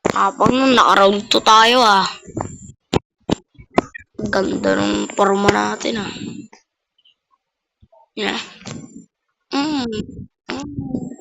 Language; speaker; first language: Filipino; native; Filipino